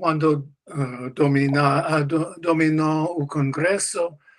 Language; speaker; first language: Portuguese; non-native, learner; English